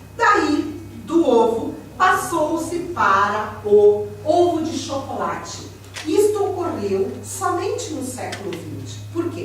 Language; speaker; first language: Portuguese; native; Portuguese